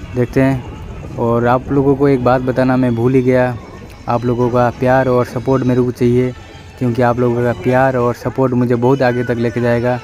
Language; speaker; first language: Hindi; non-native, local second language; Odia